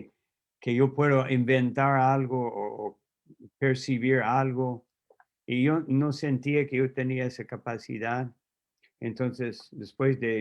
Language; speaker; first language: Spanish; non-native, fluent; English